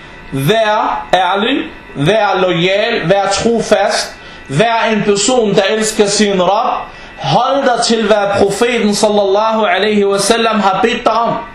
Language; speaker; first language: Danish; early bilingual, other home language; Arabic